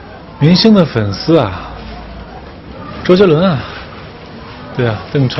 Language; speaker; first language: Chinese; native; Chinese